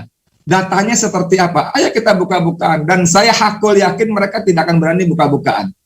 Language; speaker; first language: Indonesian; native; Indonesian